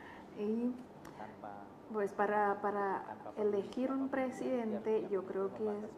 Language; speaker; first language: Spanish; non-native, fluent; Indonesian